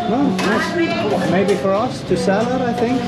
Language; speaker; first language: English; non-native, fluent; Swedish